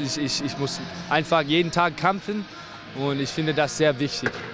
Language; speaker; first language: German; non-native, learner; English